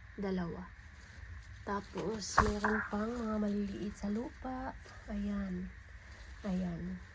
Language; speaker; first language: Filipino; native; Filipino